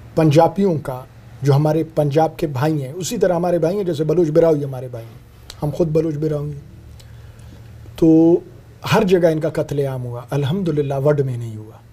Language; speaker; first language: Urdu; non-native, local second language; Brahui